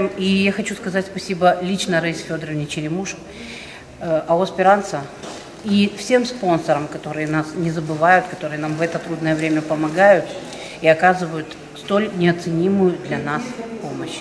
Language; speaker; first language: Russian; native; Russian